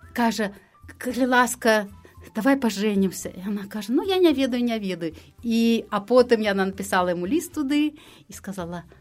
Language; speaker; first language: Belarusian; non-native, local second language; Russian